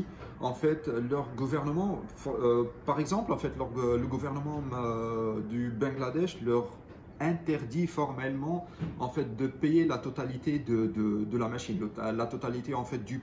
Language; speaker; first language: French; non-native, local second language; Arabic